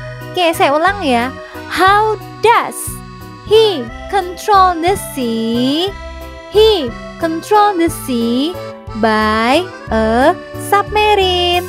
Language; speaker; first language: English; non-native, fluent; Indonesian